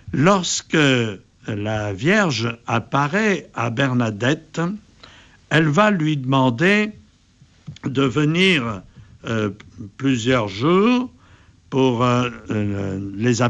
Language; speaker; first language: French; native; French